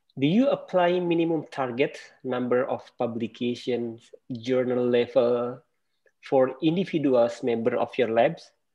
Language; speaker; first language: English; non-native, fluent; Indonesian